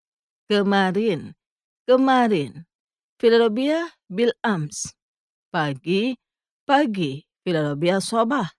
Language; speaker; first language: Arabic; non-native, fluent; Indonesian